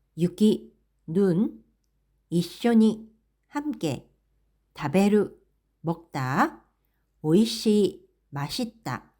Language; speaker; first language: Korean; native; Korean